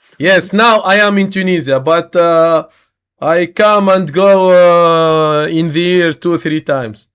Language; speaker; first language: English; non-native, learner; Arabic